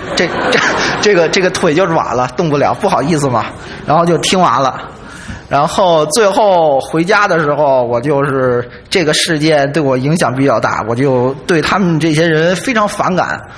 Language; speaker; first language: Chinese; native; Chinese